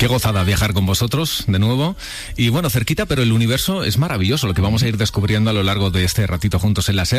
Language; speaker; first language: Spanish; native; Spanish